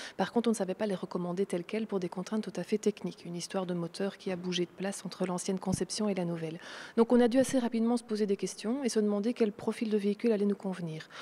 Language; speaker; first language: French; native; French